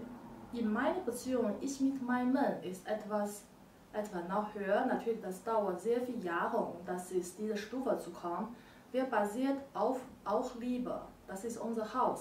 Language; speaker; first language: German; non-native, learner; Chinese